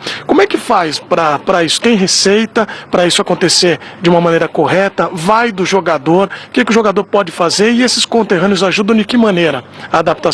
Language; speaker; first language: Portuguese; native; Portuguese